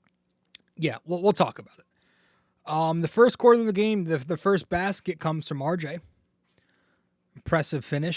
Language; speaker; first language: English; native; English